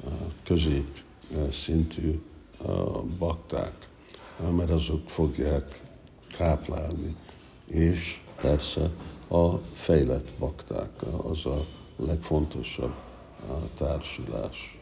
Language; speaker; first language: Hungarian; early bilingual, heritage; Hungarian